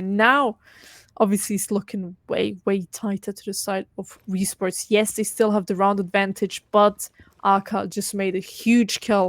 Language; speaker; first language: English; non-native, fluent; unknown